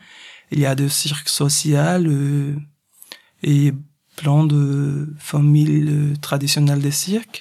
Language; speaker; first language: French; non-native, fluent; Portuguese